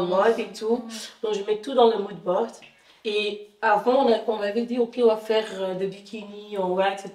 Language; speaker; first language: French; non-native, fluent; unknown